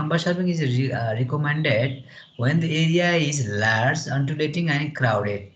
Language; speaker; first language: English; non-native, local second language; Nepali